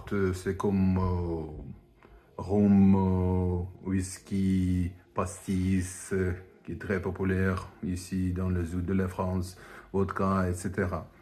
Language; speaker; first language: French; non-native, fluent; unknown